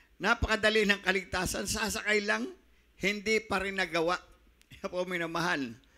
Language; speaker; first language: Filipino; native; Filipino